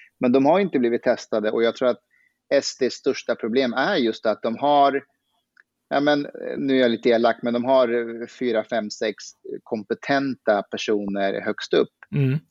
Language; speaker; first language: Swedish; early bilingual, other home language; Persian